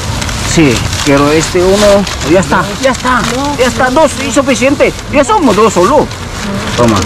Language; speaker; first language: Spanish; non-native, learner; Filipino